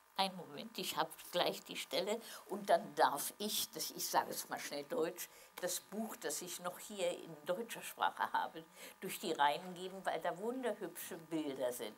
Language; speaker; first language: German; native; German